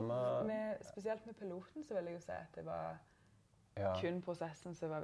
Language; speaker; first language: Norwegian; native; Norwegian